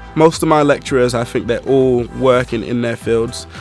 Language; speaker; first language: English; native; English